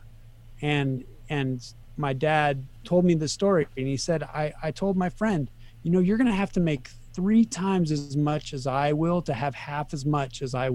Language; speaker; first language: English; native; English